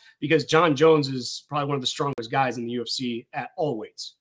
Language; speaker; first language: English; native; English